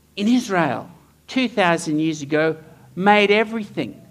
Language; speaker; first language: English; native; English